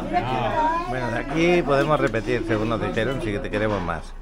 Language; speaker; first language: Spanish; native; Spanish